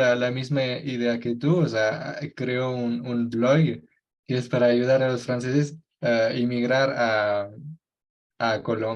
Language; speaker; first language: Spanish; non-native, fluent; French